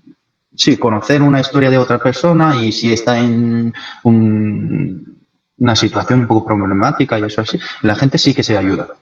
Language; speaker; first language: Spanish; non-native, fluent; Korean